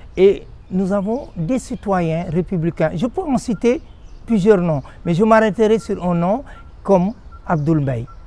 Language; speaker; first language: French; non-native, local second language; Wolof